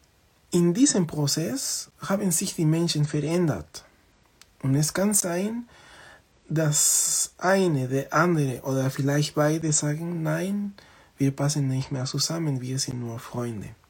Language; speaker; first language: German; non-native, fluent; Spanish